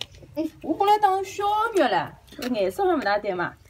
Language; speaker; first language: Chinese; non-native, local second language; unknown